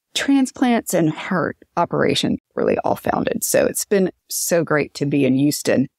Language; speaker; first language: English; native; English